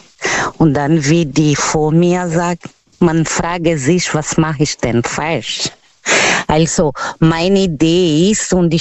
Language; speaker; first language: German; non-native, learner; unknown